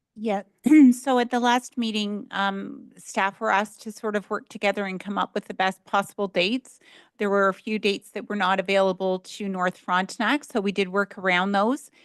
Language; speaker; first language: English; native; English